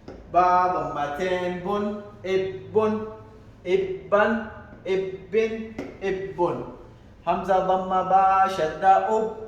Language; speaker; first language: Arabic; non-native, local second language; Somali